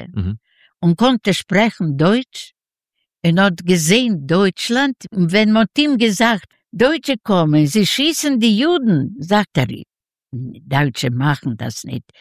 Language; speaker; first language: German; non-native, learner; Yiddish